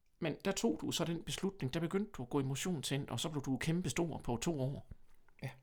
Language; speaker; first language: Danish; early bilingual, other home language; German